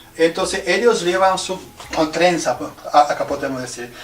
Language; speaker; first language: Spanish; non-native, fluent; Slovak